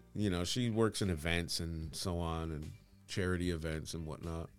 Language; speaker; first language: English; native; English